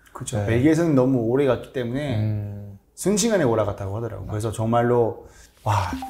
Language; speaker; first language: Korean; non-native, fluent; French